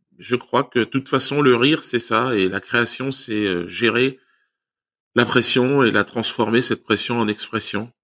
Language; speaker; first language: French; native; French